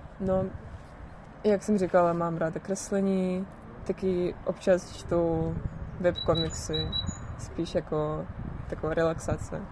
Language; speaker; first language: Czech; non-native, fluent; Russian